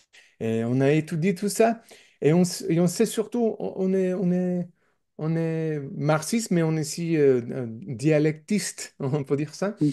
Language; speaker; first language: French; non-native, learner; English